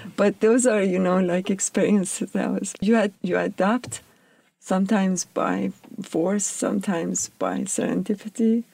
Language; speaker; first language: English; non-native, fluent; Persian